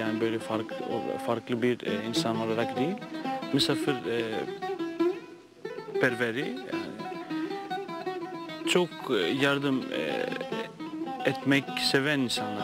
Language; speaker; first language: Turkish; non-native, fluent; Greek